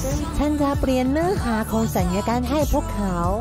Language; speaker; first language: Thai; non-native, learner; Chinese